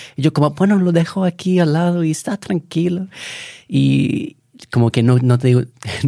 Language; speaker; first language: Spanish; non-native, fluent; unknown